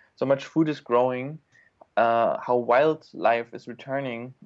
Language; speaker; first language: English; non-native, fluent; German